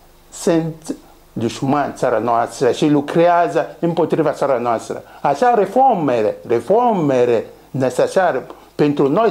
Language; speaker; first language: Romanian; non-native, learner; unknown